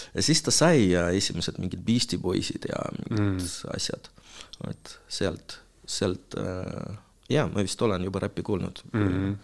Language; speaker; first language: Estonian; non-native, local second language; Russian